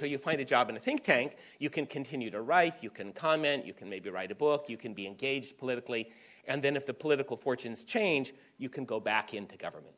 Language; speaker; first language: English; native; English